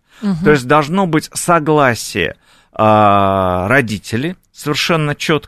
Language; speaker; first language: Russian; native; Russian